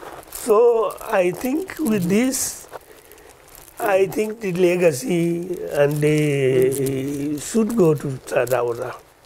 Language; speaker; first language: English; non-native, local second language; Wolof